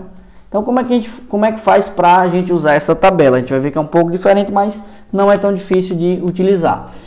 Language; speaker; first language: Portuguese; native; Portuguese